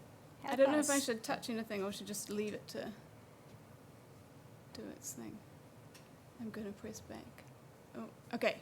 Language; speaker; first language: English; native; English